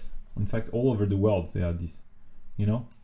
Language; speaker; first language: English; non-native, fluent; French